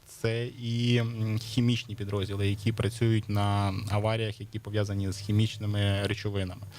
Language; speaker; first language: Ukrainian; native; Ukrainian